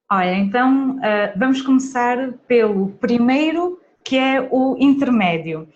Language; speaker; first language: Portuguese; native; Portuguese